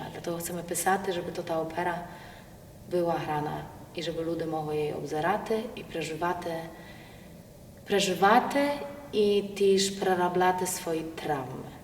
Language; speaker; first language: Polish; non-native, local second language; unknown